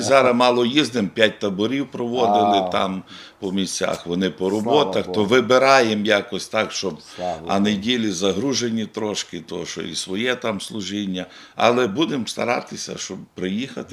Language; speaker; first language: Ukrainian; native; Ukrainian